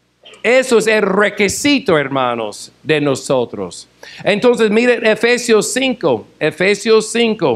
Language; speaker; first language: Spanish; non-native, fluent; English